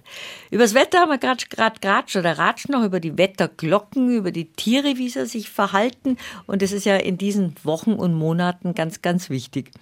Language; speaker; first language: German; native; German